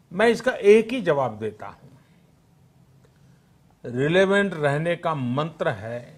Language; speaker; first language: Hindi; non-native, local second language; Gujarati